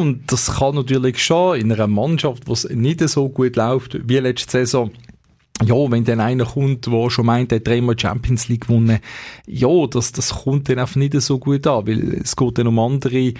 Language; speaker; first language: German; native; German